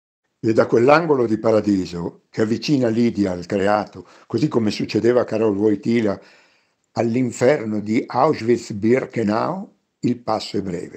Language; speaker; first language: Italian; native; Italian